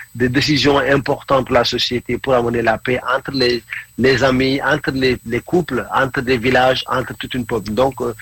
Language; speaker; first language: French; non-native, local second language; Mandingo